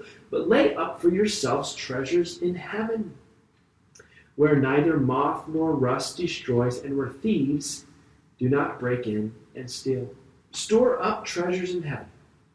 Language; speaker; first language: English; native; English